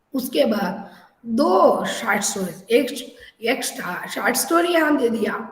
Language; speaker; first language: Hindi; non-native, local second language; Telugu